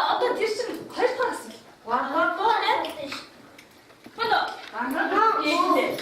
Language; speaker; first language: Mongolian; native; Mongolian